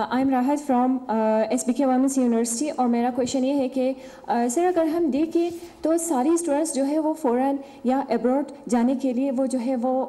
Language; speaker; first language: Urdu; native; Urdu